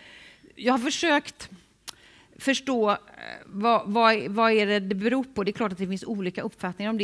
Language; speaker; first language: Swedish; native; Swedish